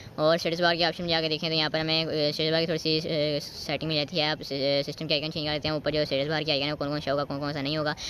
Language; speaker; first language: Urdu; native; Urdu